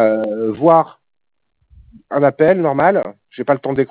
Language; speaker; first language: French; native; French